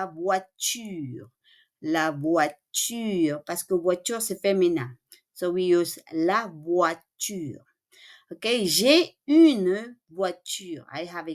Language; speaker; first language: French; non-native, fluent; Filipino